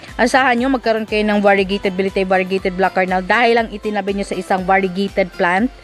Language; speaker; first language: Filipino; non-native, local second language; Cebuano